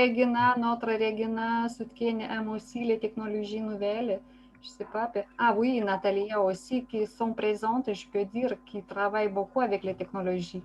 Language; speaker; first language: French; non-native, fluent; Lithuanian